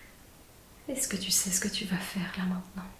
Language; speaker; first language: French; native; French